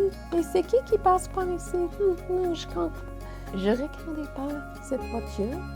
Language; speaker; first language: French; non-native, local second language; English